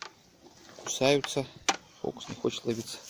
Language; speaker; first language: Russian; native; Russian